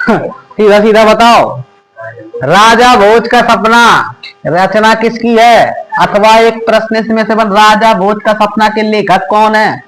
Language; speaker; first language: Hindi; native; Hindi